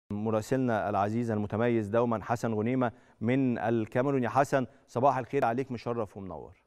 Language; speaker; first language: Arabic; native; Arabic